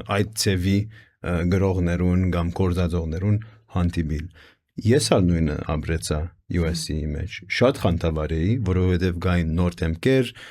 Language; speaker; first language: Armenian; early bilingual, heritage; Armenian